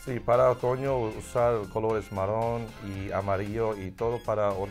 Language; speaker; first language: Spanish; non-native, learner; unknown